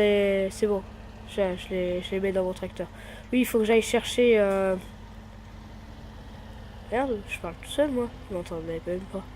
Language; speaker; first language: French; native; French